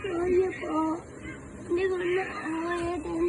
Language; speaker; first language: Filipino; native; Filipino